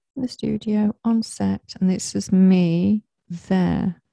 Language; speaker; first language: English; native; English